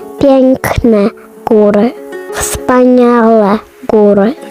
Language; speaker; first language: Polish; early bilingual, other home language; Ukrainian